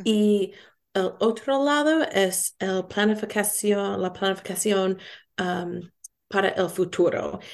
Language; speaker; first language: Spanish; non-native, learner; English